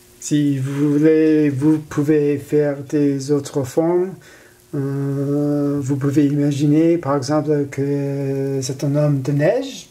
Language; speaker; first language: French; non-native, learner; English